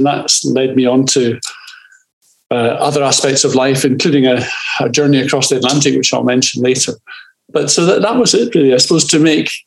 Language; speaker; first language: English; native; English